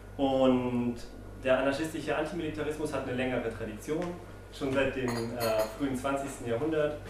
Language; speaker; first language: German; native; German